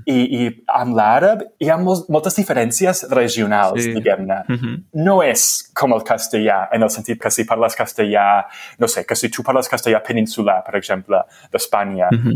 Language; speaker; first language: Catalan; non-native, fluent; English